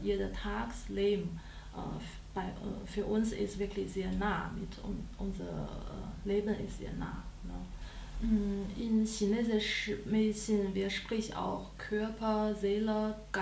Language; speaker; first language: German; non-native, learner; Chinese